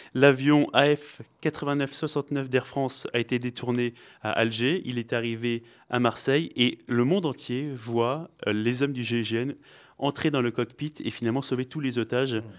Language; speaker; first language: French; native; French